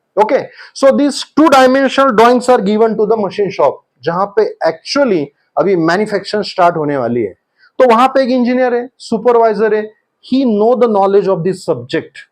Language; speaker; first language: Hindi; non-native, local second language; Marathi